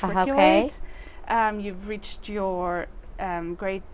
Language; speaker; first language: English; native; English